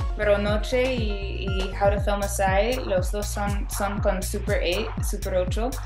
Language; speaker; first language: Spanish; non-native, fluent; English